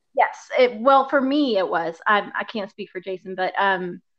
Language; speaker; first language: English; native; English